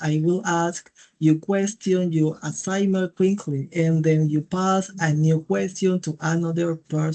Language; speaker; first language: English; non-native, learner; Spanish